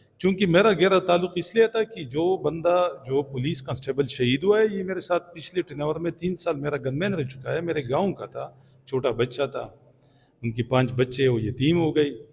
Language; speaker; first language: Urdu; non-native, local second language; Pashto